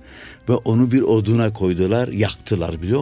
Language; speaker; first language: Turkish; non-native, local second language; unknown